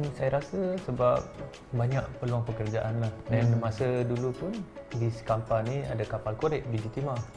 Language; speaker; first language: Malay; non-native, local second language; Punjabi